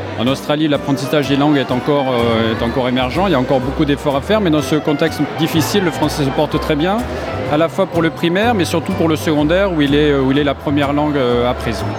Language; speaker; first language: French; native; French